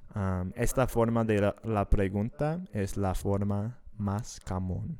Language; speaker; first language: Spanish; non-native, fluent; English